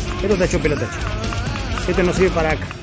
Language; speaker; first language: Spanish; native; Spanish